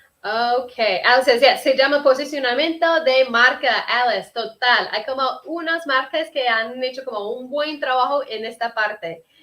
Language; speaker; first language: Spanish; non-native, fluent; English